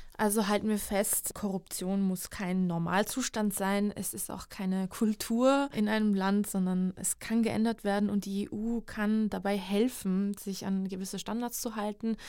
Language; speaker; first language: German; non-native, fluent; Georgian